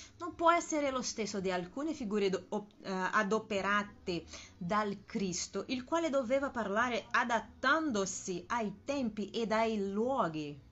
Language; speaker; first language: Italian; non-native, learner; Portuguese